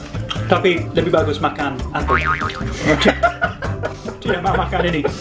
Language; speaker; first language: Indonesian; non-native, learner; English